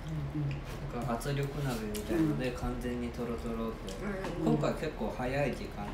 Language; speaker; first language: Japanese; native; Japanese